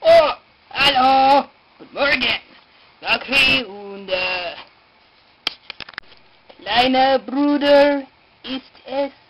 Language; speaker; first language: German; non-native, learner; English